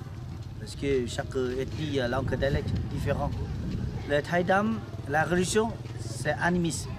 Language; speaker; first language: French; non-native, local second language; Lao